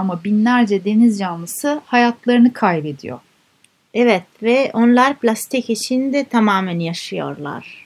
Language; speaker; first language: Turkish; non-native, learner; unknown